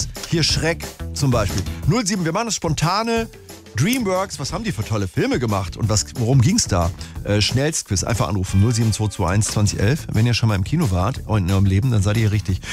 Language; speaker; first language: German; native; German